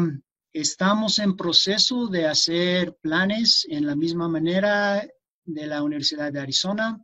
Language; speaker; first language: Spanish; non-native, fluent; English